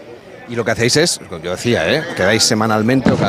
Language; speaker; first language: Spanish; native; Spanish